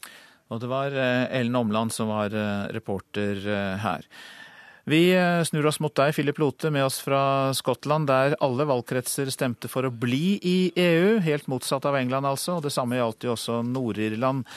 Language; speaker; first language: Norwegian; native; Norwegian